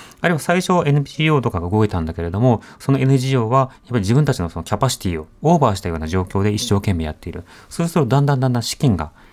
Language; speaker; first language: Japanese; native; Japanese